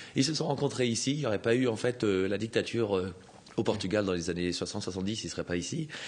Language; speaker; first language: French; native; French